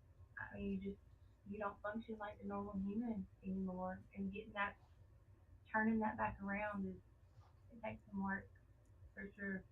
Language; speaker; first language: English; native; English